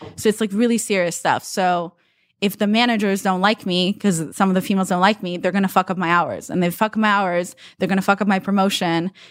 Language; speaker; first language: English; non-native, fluent; Hebrew